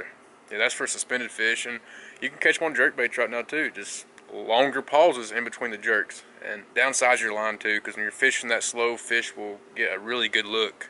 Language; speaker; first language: English; native; English